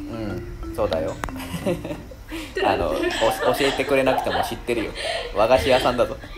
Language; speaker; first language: Japanese; native; Japanese